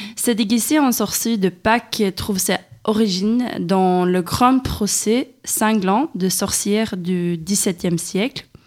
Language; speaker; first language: French; non-native, fluent; Swedish